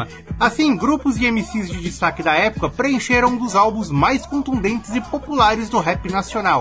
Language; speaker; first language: Portuguese; native; Portuguese